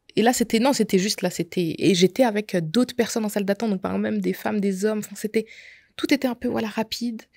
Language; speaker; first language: French; native; French